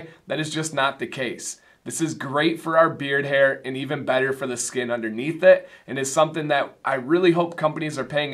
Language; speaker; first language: English; native; English